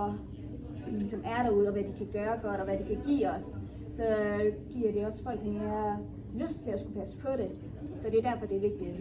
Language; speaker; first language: Danish; native; Danish